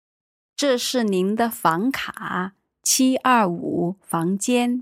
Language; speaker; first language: Chinese; native; Chinese